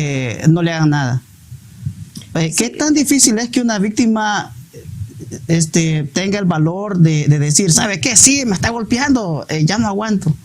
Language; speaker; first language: Spanish; native; Spanish